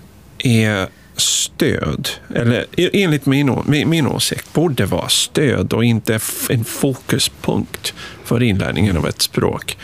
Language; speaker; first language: Swedish; non-native, fluent; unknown